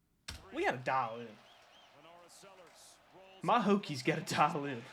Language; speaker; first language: English; native; English